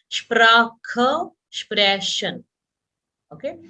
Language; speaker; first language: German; non-native, fluent; Hindi